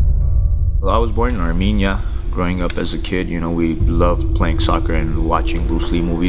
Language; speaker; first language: English; early bilingual, other home language; Armenian